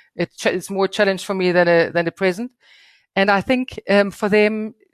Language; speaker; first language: English; non-native, fluent; German